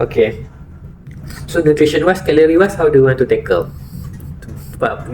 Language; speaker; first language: English; non-native, local second language; Malay